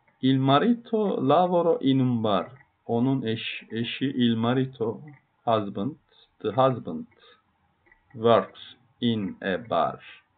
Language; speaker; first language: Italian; non-native, learner; Turkish